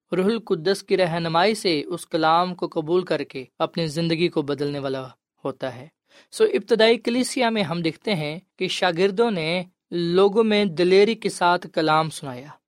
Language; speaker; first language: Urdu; non-native, local second language; Punjabi